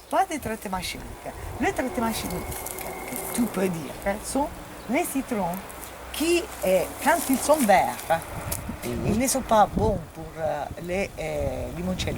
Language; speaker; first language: French; non-native, fluent; Italian